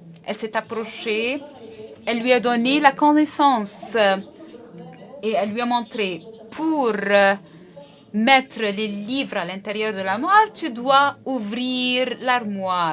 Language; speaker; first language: French; non-native, local second language; Arabic